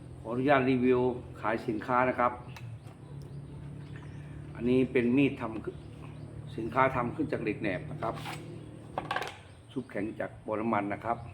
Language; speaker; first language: Thai; native; Thai